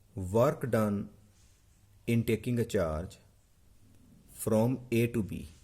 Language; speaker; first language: English; non-native, local second language; Punjabi